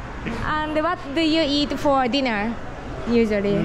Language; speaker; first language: English; non-native, fluent; Japanese